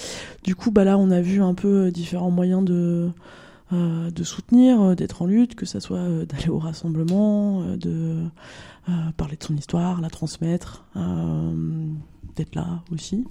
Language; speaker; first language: French; native; French